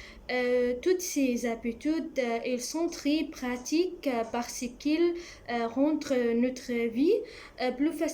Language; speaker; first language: French; non-native, learner; Arabic